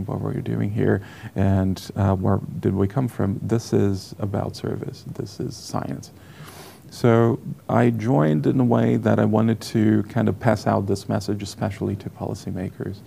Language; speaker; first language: English; non-native, fluent; Portuguese